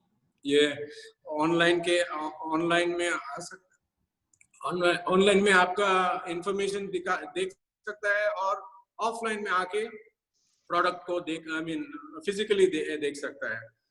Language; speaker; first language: Hindi; non-native, local second language; Tamil